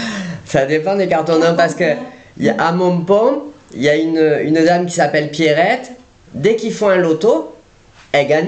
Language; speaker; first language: French; native; French